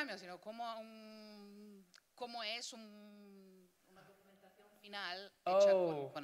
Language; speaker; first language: Spanish; native; Spanish